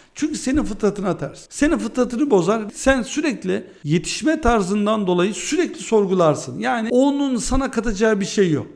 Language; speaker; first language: Turkish; early bilingual, heritage; Turkish